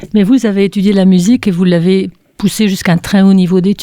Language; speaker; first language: French; native; French